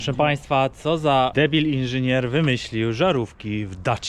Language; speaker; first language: Polish; native; Polish